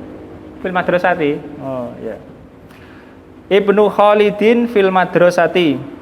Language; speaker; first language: Arabic; non-native, fluent; Indonesian